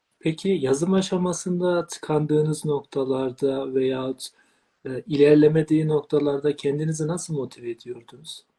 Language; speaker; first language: Turkish; native; Turkish